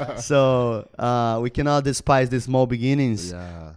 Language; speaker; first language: English; non-native, fluent; Portuguese